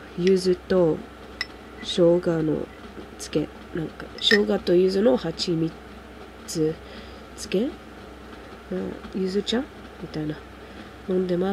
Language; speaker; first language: Japanese; non-native, fluent; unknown